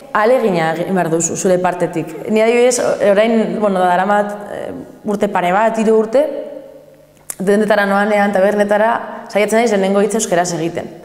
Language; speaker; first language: Basque; non-native, local second language; Spanish